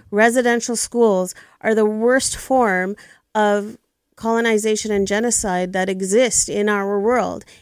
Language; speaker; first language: English; early bilingual, other home language; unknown